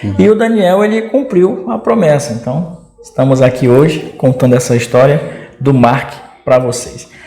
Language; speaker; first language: Portuguese; native; Portuguese